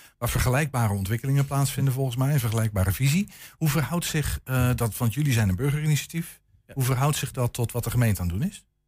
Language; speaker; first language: Dutch; native; Dutch